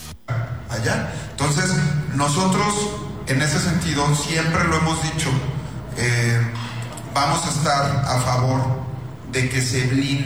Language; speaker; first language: Spanish; native; Spanish